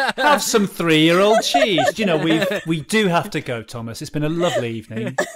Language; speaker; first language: English; native; English